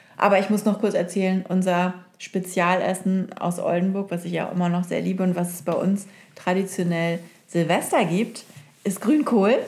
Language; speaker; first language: German; native; German